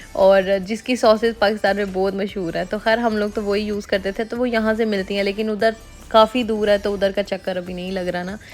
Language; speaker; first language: Urdu; native; Urdu